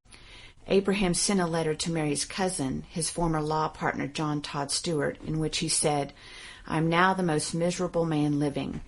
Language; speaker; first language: English; native; English